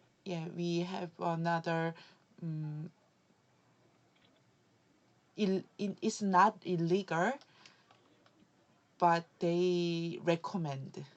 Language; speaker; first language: English; non-native, learner; Korean